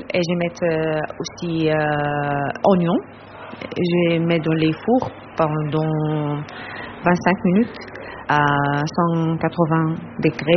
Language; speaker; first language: French; non-native, learner; Arabic